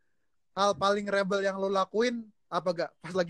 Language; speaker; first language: Indonesian; native; Indonesian